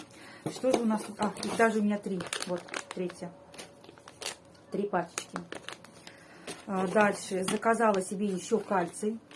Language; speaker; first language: Russian; native; Russian